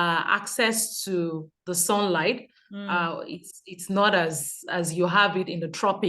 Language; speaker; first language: English; non-native, local second language; Yoruba